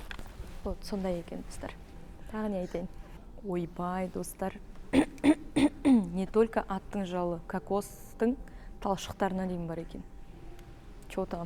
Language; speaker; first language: Kazakh; native; Kazakh